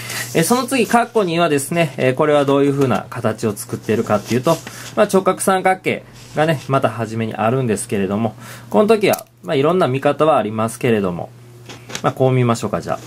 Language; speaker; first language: Japanese; native; Japanese